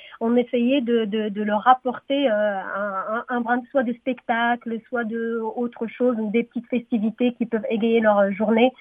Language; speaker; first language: French; non-native, local second language; Arabic